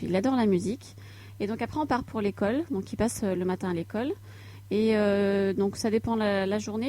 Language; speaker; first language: French; native; French